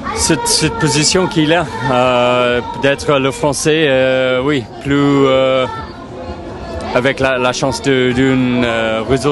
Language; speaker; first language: French; non-native, fluent; English